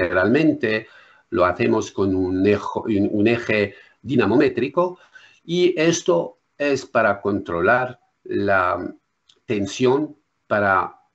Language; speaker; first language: Spanish; non-native, learner; French